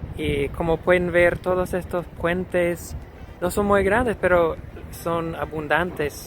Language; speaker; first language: Spanish; non-native, fluent; English